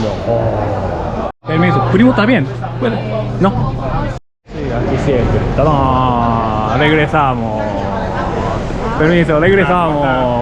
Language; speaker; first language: Spanish; non-native, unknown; Japanese